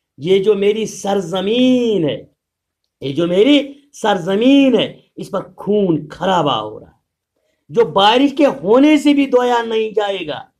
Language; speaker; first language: Urdu; non-native, local second language; Kashmiri